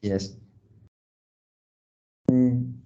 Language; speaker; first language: English; non-native, learner; Vietnamese